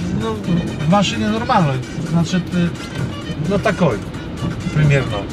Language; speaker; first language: Russian; non-native, learner; Polish